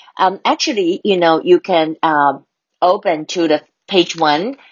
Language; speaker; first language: English; non-native, fluent; Chinese